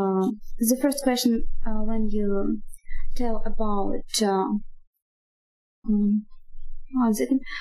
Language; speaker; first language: English; non-native, learner; Russian